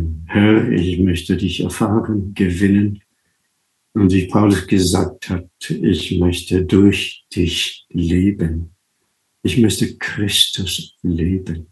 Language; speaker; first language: German; non-native, fluent; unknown